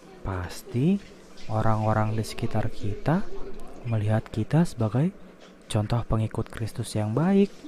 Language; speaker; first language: Indonesian; native; Indonesian